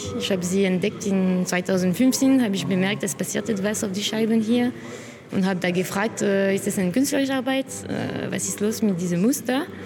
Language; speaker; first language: German; non-native, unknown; French